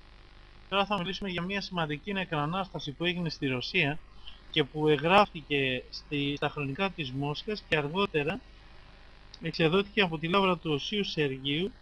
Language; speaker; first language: Greek; native; Greek